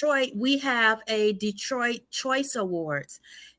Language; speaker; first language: English; native; English